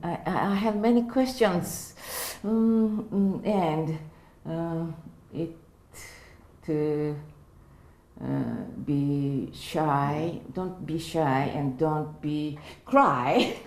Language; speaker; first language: English; non-native, learner; Japanese